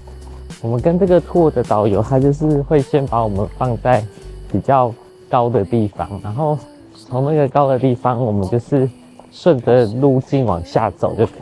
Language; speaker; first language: Chinese; native; Chinese